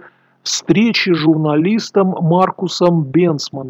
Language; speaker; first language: Russian; native; Russian